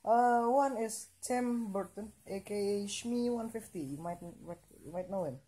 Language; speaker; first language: English; non-native, local second language; Indonesian